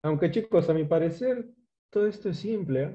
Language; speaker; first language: Spanish; native; Spanish